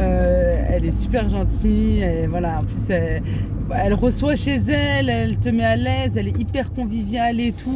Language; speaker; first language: French; native; French